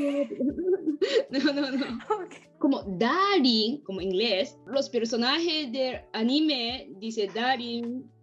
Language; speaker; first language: Spanish; non-native, learner; Japanese